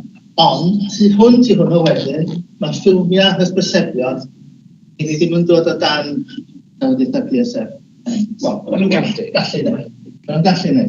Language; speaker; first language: Welsh; native; Welsh